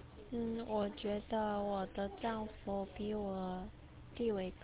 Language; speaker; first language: Chinese; non-native, learner; Korean